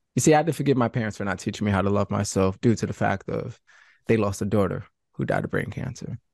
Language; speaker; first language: English; native; English